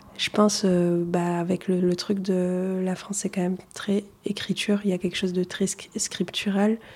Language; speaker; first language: French; early bilingual, other home language; Arabic